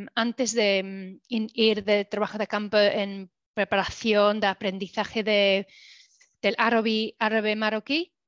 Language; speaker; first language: Spanish; non-native, fluent; English